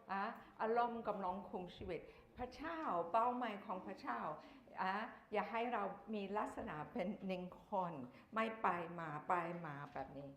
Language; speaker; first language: Thai; non-native, fluent; English